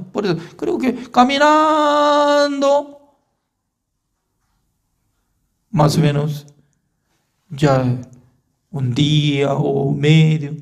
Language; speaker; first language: Spanish; non-native, fluent; Korean